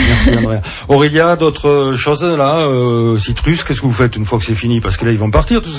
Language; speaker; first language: French; native; French